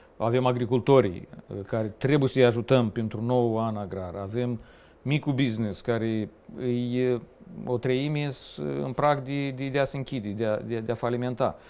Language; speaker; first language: Romanian; native; Romanian